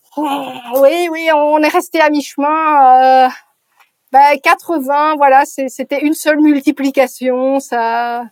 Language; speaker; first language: French; native; French